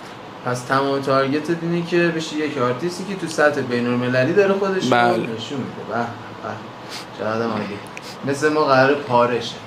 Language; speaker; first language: Persian; native; Persian